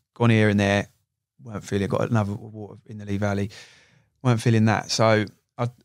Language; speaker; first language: English; native; English